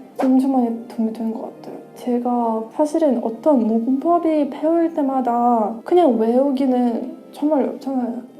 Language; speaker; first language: Korean; non-native, fluent; Russian